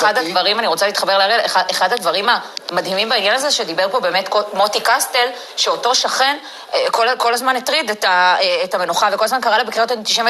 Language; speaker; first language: Hebrew; native; Hebrew